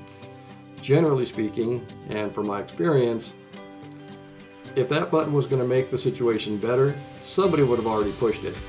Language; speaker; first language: English; native; English